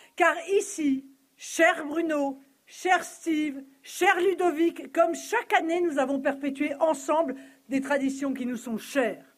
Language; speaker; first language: French; native; French